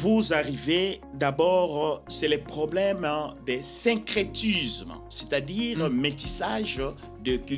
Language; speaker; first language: French; non-native, local second language; Lingala